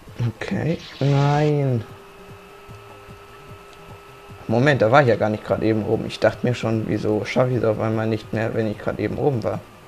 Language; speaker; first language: German; native; German